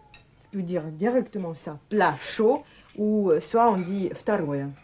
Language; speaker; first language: French; non-native, fluent; Russian